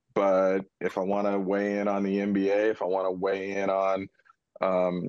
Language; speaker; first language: English; native; English